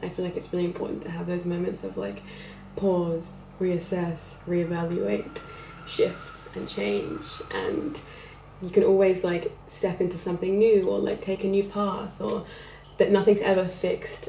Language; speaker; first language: English; native; English